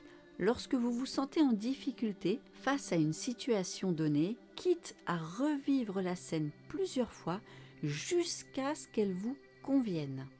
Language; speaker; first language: French; native; French